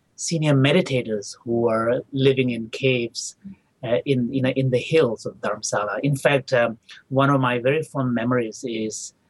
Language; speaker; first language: English; non-native, local second language; Tibetan